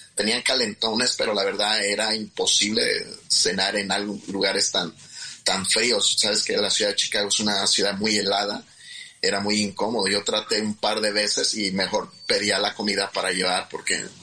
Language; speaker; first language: Spanish; native; Spanish